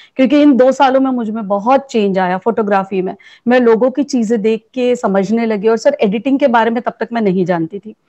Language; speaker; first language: Hindi; native; Hindi